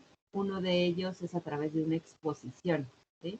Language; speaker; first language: Spanish; native; Spanish